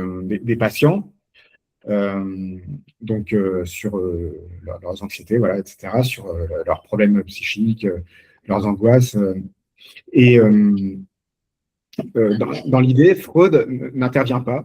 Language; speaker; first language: French; native; French